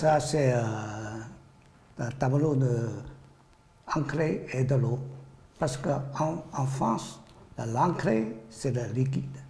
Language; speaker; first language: French; non-native, learner; Chinese